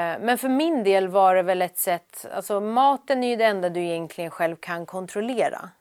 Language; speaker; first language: Swedish; early bilingual, other home language; Persian